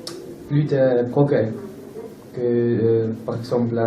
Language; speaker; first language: French; non-native, local second language; German